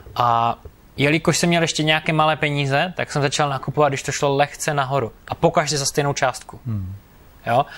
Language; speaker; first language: Czech; native; Czech